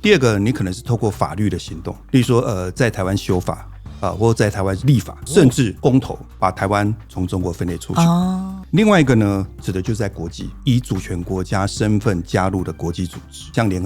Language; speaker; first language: Chinese; native; Chinese